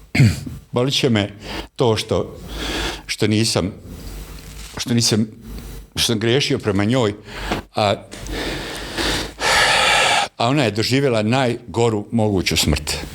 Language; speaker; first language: Bosnian; native; Bosnian